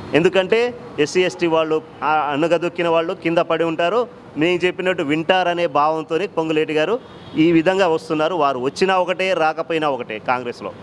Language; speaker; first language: Telugu; non-native, local second language; Lambadi